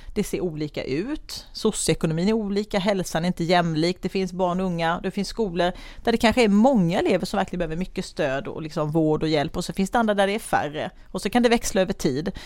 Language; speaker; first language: Swedish; native; Swedish